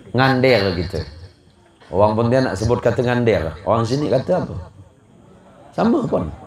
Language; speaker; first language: Indonesian; native; Indonesian